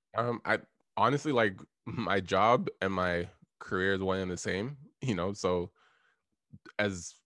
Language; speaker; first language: English; native; English